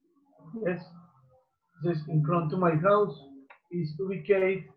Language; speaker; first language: English; non-native, learner; Spanish